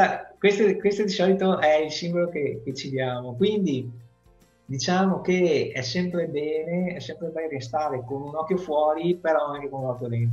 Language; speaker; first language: Italian; native; Italian